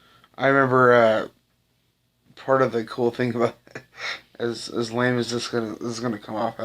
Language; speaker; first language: English; native; English